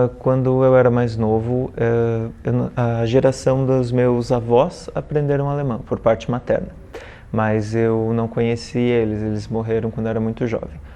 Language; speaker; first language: Portuguese; native; Portuguese